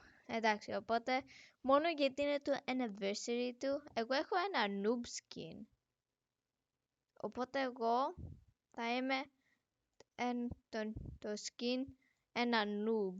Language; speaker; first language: Greek; early bilingual, heritage; Greek